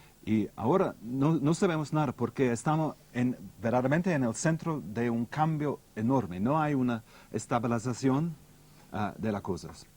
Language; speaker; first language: Spanish; non-native, fluent; English